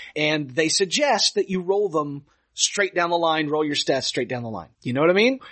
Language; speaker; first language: English; native; English